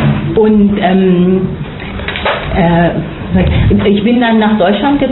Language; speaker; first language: German; non-native, fluent; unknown